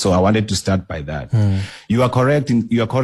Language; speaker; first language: English; non-native, local second language; Xhosa